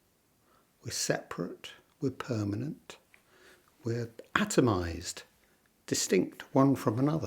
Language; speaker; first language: English; native; English